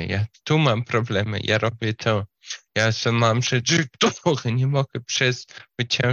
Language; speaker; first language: Polish; non-native, fluent; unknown